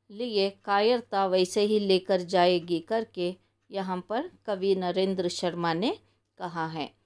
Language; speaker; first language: Hindi; non-native, local second language; Kannada